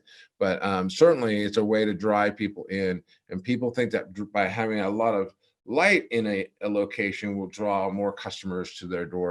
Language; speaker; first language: English; native; English